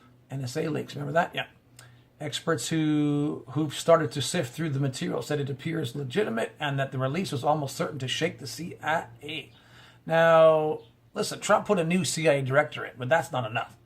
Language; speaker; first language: English; native; English